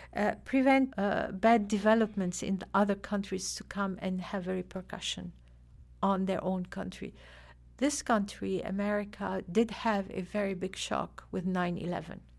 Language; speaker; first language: English; non-native, fluent; Arabic